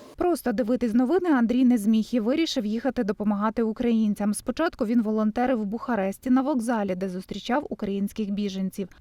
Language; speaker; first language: Ukrainian; native; Ukrainian